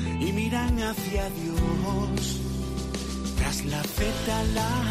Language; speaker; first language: Spanish; native; Spanish